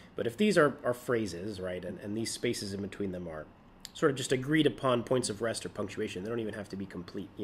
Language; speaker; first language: English; native; English